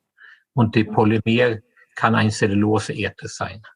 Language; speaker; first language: German; non-native, fluent; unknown